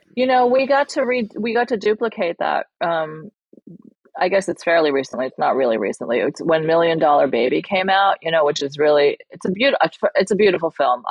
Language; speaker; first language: English; early bilingual, other home language; Chinese